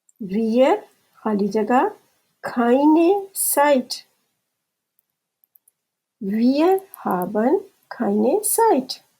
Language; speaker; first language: German; non-native, fluent; Urdu